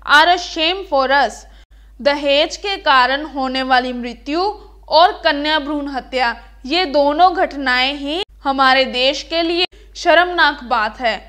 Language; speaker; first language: Hindi; native; Hindi